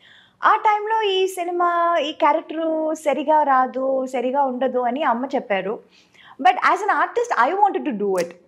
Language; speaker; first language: Telugu; non-native, local second language; Tamil